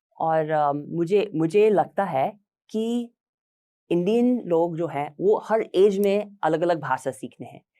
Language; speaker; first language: Hindi; non-native, fluent; English